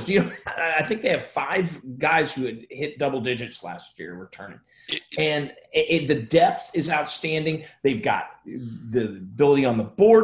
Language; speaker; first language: English; native; English